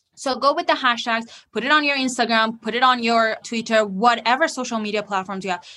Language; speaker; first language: English; non-native, fluent; Persian